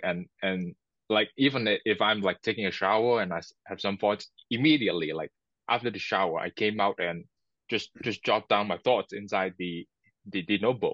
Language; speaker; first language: English; non-native, local second language; Cantonese